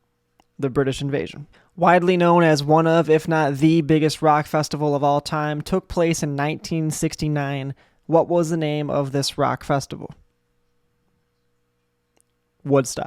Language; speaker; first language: English; native; English